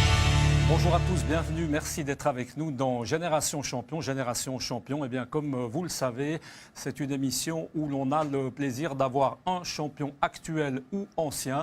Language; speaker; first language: French; native; French